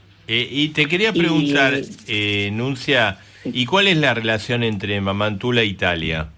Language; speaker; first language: Spanish; native; Spanish